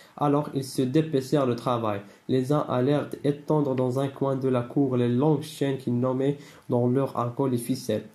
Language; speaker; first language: French; non-native, local second language; Arabic